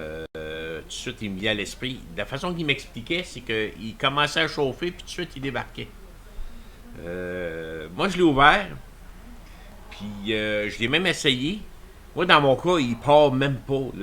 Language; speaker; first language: French; native; French